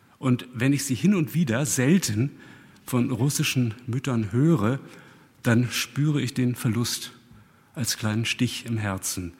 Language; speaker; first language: German; early bilingual, other home language; Russian